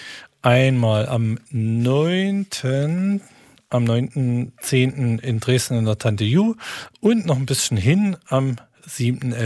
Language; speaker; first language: German; native; German